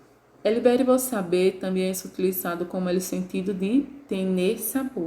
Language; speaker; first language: Spanish; non-native, learner; Portuguese